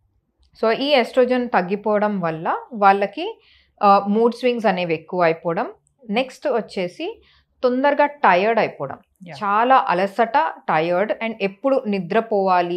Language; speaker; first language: Telugu; native; Telugu